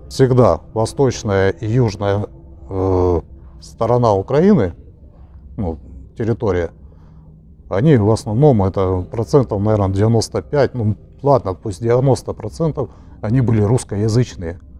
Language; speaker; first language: Russian; native; Russian